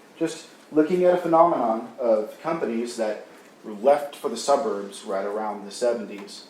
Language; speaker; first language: English; native; English